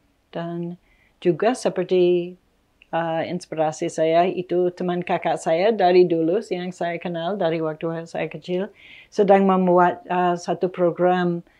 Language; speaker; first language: Indonesian; non-native, fluent; English